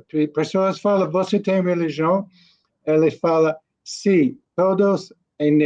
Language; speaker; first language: Portuguese; non-native, learner; English